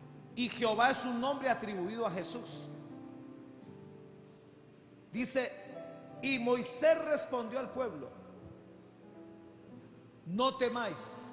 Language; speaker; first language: Spanish; native; Spanish